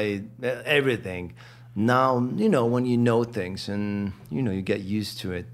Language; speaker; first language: English; non-native, fluent; Arabic